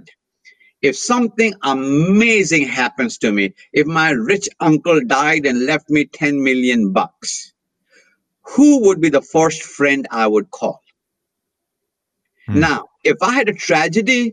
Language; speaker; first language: English; non-native, local second language; Hindi